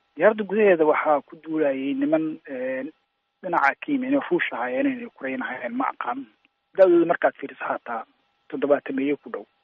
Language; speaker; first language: Somali; native; Somali